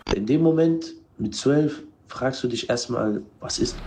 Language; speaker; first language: German; non-native, fluent; Arabic